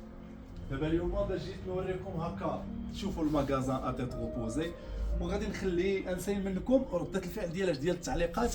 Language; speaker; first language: Arabic; native; Arabic